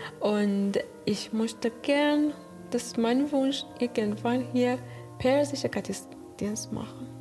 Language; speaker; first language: German; non-native, learner; Persian